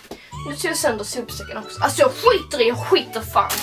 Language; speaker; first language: Swedish; native; Swedish